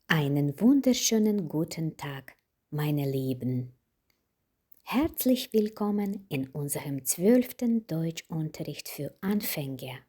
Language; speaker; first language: German; non-native, fluent; Ukrainian